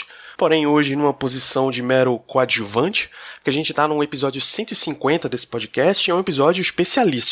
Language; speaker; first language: Portuguese; native; Portuguese